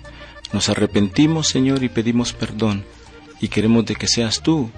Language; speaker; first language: Spanish; native; Spanish